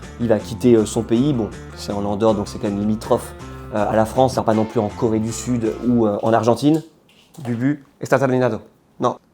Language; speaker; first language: French; native; French